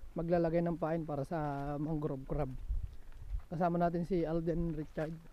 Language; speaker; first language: Filipino; non-native, local second language; Iloko